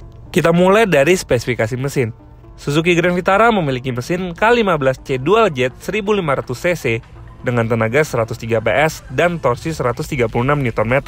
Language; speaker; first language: Indonesian; native; Indonesian